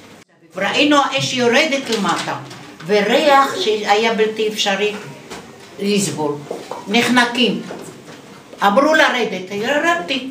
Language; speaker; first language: Hebrew; non-native, fluent; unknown